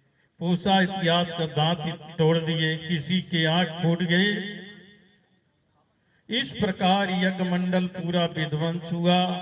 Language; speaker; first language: Hindi; native; Hindi